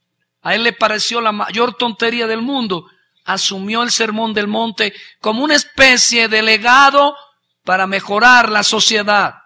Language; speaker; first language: Spanish; native; Spanish